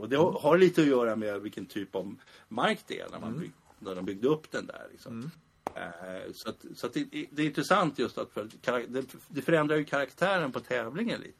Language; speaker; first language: Swedish; native; Swedish